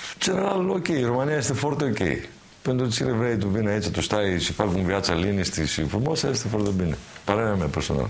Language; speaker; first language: Romanian; non-native, learner; Greek